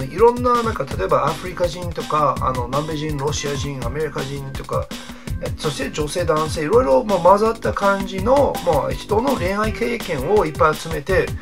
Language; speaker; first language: Japanese; non-native, fluent; English